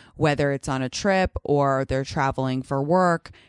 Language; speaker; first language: English; native; English